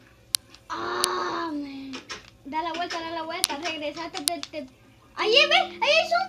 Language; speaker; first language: Spanish; native; Spanish